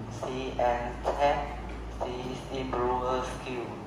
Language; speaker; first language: English; non-native, learner; Vietnamese